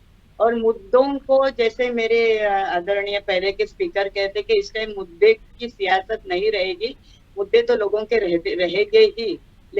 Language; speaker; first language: Hindi; non-native, local second language; Marathi